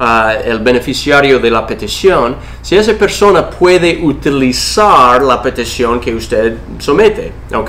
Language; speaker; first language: Spanish; non-native, fluent; English